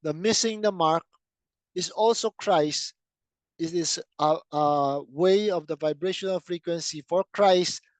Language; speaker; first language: English; non-native, local second language; Filipino